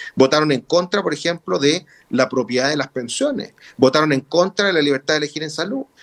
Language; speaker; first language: Spanish; native; Spanish